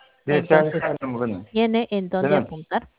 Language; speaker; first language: Spanish; native; Spanish